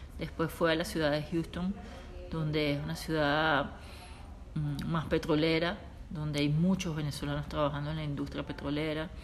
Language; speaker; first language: Spanish; native; Spanish